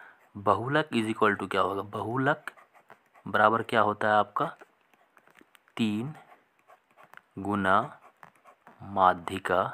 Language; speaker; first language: Hindi; native; Hindi